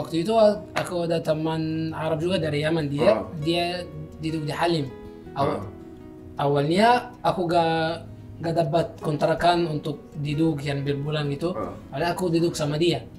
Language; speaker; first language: Indonesian; non-native, learner; Arabic